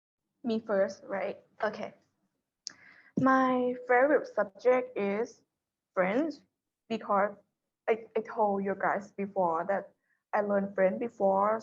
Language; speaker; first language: English; non-native, learner; Thai